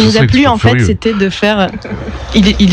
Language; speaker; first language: French; native; French